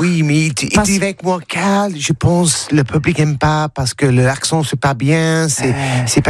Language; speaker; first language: French; non-native, learner; English